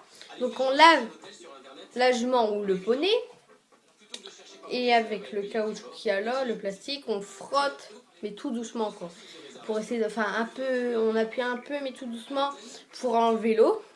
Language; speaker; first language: French; native; French